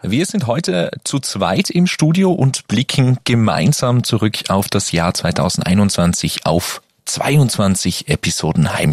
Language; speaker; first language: German; native; German